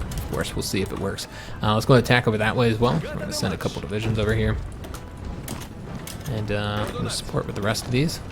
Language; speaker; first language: English; native; English